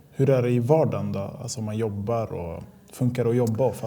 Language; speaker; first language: Swedish; native; Swedish